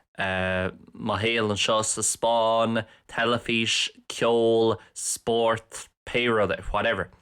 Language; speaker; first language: Irish; non-native, local second language; English